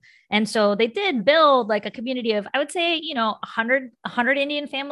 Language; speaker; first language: English; native; English